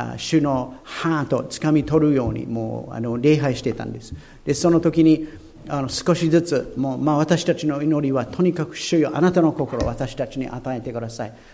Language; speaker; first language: Japanese; non-native, fluent; English